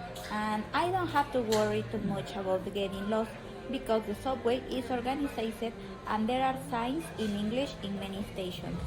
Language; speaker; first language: English; non-native, learner; Spanish